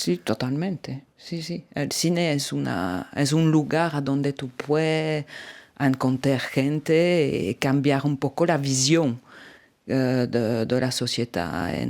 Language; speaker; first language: Spanish; non-native, fluent; French